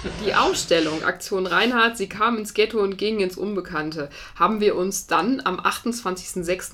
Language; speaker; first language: German; native; German